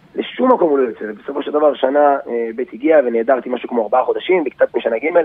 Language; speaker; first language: Hebrew; native; Hebrew